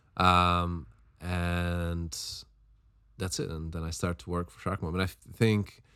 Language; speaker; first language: English; non-native, fluent; Slovak